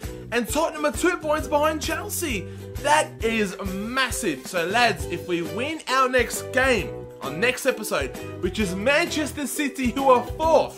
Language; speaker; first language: English; native; English